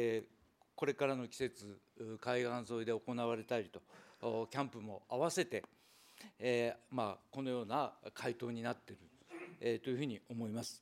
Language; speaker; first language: Japanese; native; Japanese